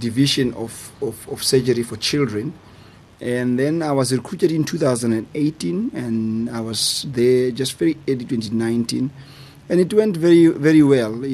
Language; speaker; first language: English; non-native, local second language; Southern Sotho